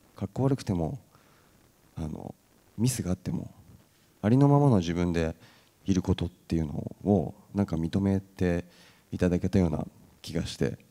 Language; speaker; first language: Japanese; native; Japanese